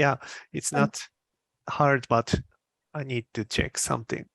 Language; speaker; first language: English; non-native, learner; Japanese